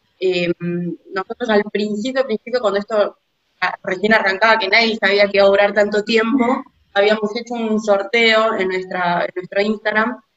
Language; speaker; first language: Spanish; native; Spanish